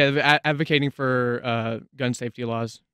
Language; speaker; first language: English; native; English